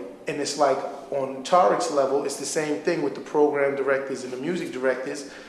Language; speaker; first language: English; native; English